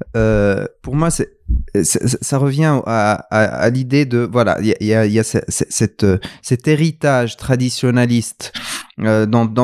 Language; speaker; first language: French; non-native, local second language; Arabic